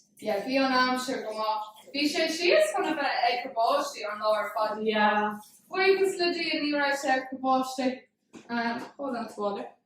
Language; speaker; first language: Irish; non-native, local second language; English